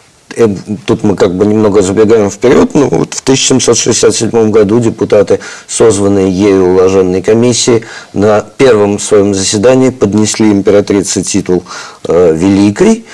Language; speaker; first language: Russian; native; Russian